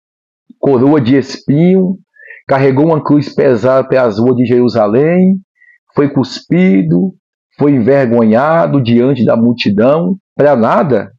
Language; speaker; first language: Portuguese; native; Portuguese